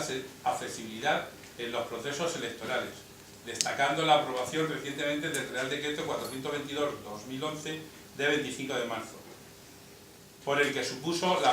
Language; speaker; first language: Spanish; native; Spanish